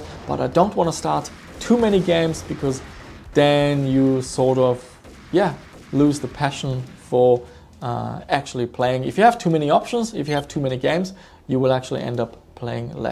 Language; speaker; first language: English; non-native, fluent; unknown